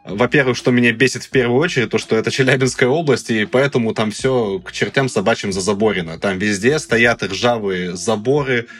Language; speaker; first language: Russian; native; Russian